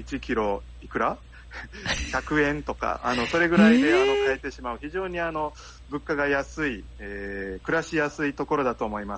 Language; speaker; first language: Japanese; native; Japanese